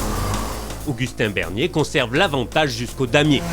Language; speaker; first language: French; native; French